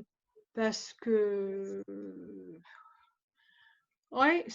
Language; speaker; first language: French; non-native, fluent; Arabic